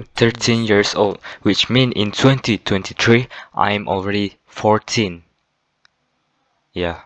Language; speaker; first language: English; non-native, fluent; Malay